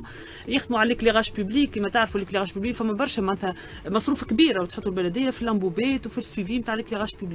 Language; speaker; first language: Arabic; native; Arabic